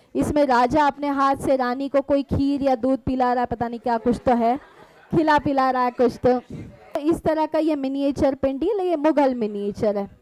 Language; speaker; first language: Hindi; non-native, local second language; Marathi